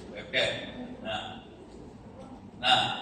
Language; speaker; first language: Indonesian; native; Indonesian